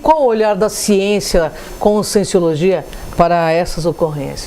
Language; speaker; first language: Portuguese; native; Portuguese